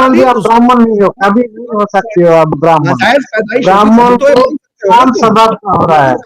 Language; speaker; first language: Hindi; non-native, learner; Bangla